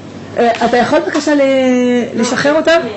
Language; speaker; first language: Hebrew; non-native, fluent; French